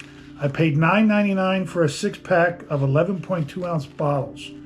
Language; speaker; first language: English; native; English